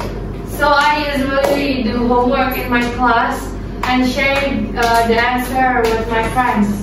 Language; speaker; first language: English; non-native, learner; Indonesian